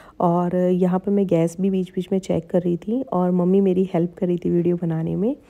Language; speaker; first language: Hindi; native; Hindi